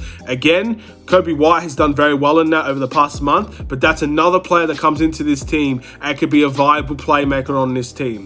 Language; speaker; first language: English; native; English